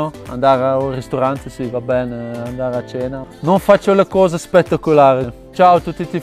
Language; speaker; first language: Italian; non-native, fluent; Dutch